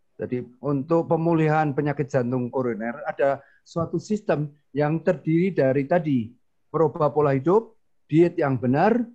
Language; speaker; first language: Indonesian; native; Indonesian